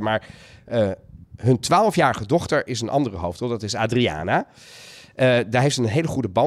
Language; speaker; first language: Dutch; native; Dutch